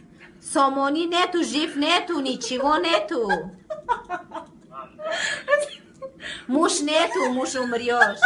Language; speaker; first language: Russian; non-native, learner; Tajik